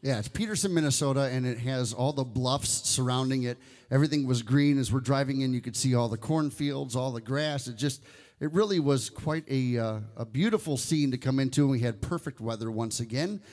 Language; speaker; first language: English; native; English